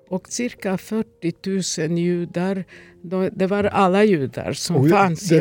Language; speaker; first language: Swedish; non-native, fluent; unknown